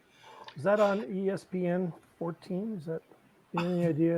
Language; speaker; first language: English; native; English